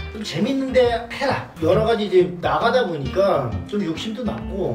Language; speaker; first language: Korean; native; Korean